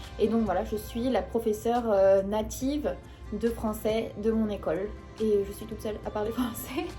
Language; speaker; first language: French; native; French